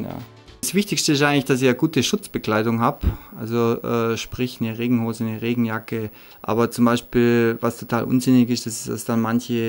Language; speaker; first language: German; native; German